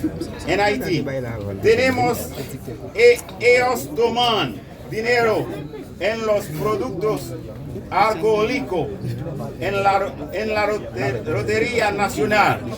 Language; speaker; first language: Spanish; non-native, local second language; Haitian Creole